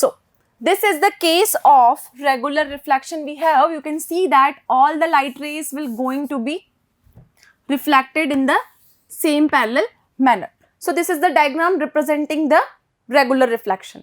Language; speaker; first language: English; non-native, local second language; Hindi